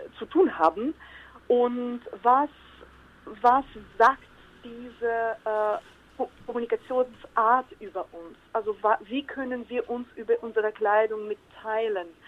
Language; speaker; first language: German; non-native, fluent; Ukrainian